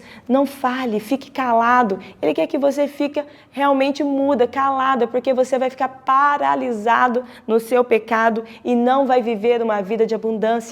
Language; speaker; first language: Portuguese; native; Portuguese